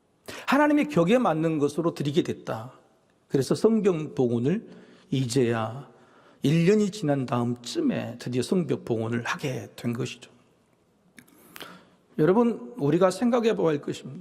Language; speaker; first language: Korean; native; Korean